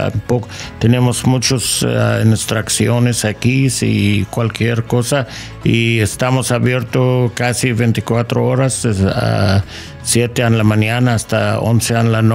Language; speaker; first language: Spanish; non-native, learner; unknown